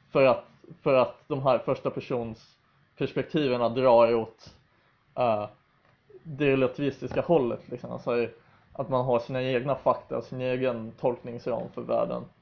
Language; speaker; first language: Swedish; native; Swedish